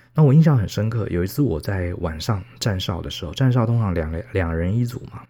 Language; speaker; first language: Chinese; native; Chinese